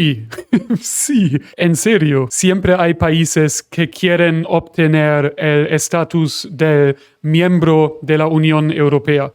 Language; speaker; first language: Spanish; non-native, fluent; German